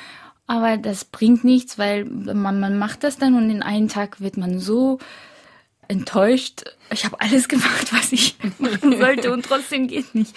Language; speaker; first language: German; early bilingual, other home language; Korean